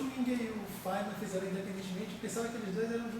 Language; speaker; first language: Portuguese; native; Portuguese